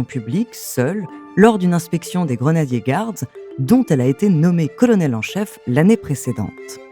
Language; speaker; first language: French; native; French